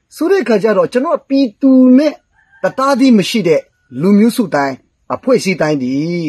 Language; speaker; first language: Burmese; non-native, local second language; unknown